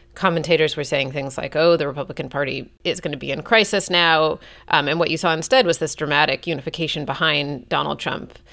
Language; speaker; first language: English; native; English